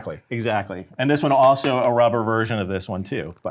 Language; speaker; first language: English; native; English